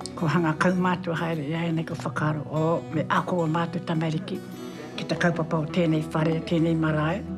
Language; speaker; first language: Māori; native; Māori